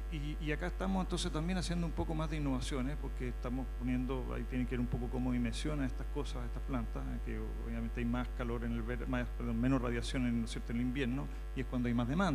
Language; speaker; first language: Spanish; native; Spanish